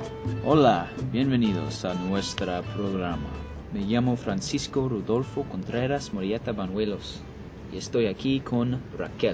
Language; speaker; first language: Spanish; non-native, learner; English